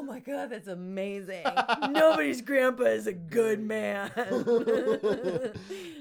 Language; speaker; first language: English; native; English